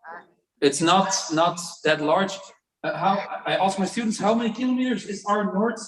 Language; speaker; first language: English; non-native, fluent; Dutch